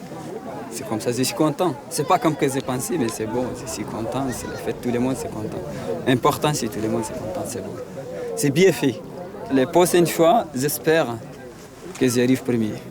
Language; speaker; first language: French; non-native, local second language; Fula